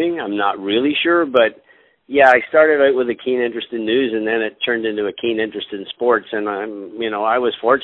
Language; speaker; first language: English; native; English